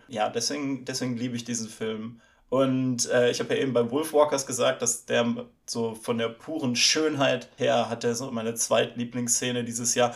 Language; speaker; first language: German; native; German